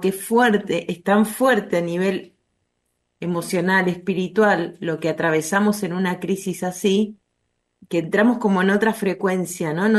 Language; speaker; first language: Spanish; native; Spanish